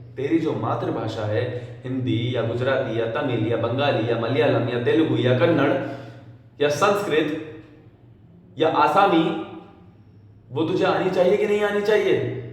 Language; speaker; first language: Hindi; native; Hindi